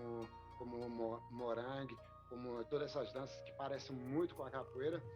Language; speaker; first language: Portuguese; non-native, fluent; French